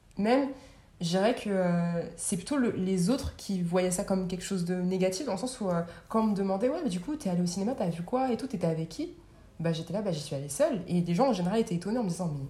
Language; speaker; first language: French; native; French